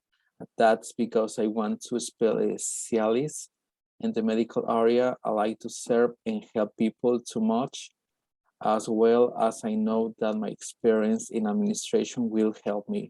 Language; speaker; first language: English; non-native, learner; Spanish